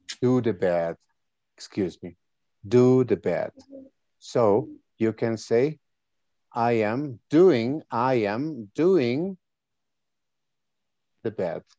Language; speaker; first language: English; non-native, fluent; Spanish